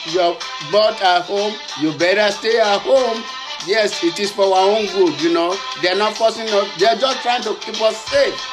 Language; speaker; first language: English; non-native, local second language; Yoruba